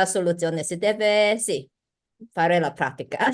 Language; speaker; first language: Italian; non-native, learner; Chinese